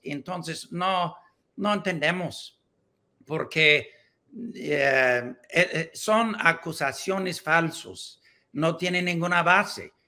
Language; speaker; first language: Spanish; non-native, learner; English